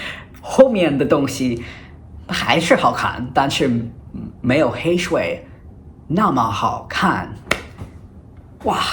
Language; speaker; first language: Chinese; non-native, fluent; English